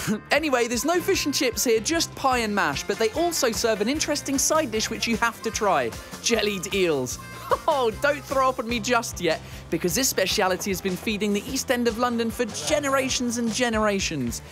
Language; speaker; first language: English; native; English